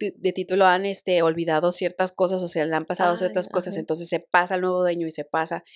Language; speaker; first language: Spanish; native; Spanish